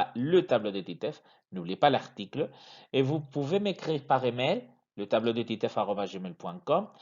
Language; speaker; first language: French; non-native, fluent; Spanish